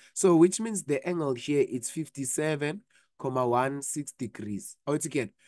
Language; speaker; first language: English; non-native, local second language; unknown